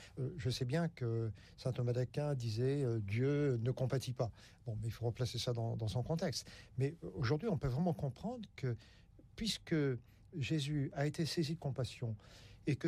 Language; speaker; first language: French; native; French